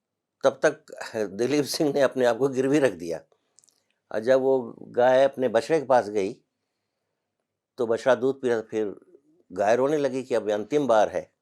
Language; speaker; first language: Hindi; native; Hindi